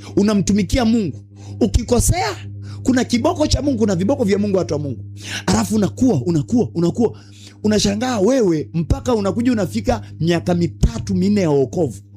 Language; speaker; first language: Swahili; native; Swahili